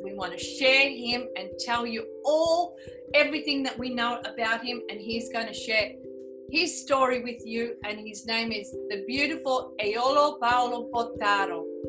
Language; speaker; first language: English; native; English